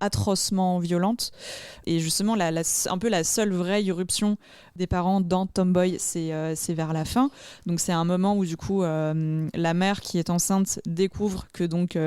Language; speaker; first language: French; native; French